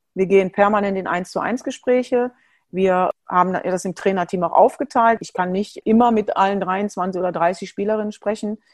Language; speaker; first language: German; native; German